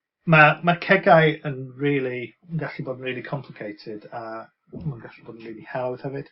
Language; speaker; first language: Welsh; non-native, local second language; English